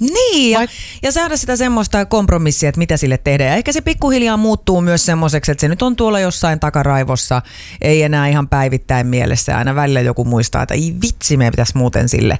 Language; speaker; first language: Finnish; native; Finnish